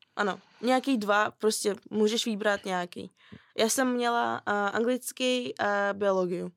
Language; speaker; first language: Czech; non-native, fluent; Russian